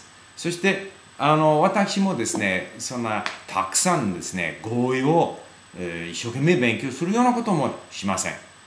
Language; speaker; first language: Japanese; non-native, fluent; English